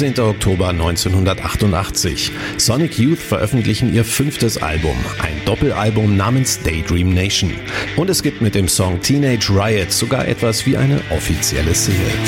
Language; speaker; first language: German; native; German